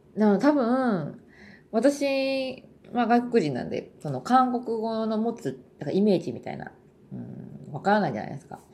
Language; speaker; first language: Japanese; native; Japanese